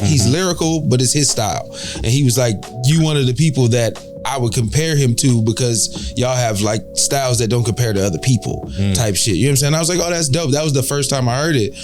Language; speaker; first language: English; native; English